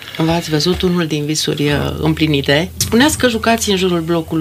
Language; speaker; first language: Romanian; native; Romanian